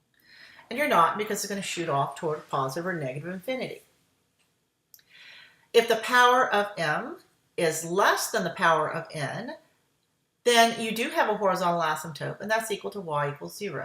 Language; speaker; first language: English; native; English